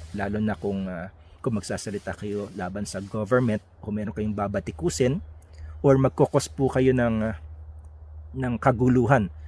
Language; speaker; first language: Filipino; native; Filipino